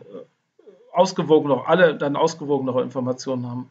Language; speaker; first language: German; native; German